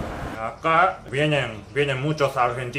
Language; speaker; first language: Spanish; non-native, learner; Japanese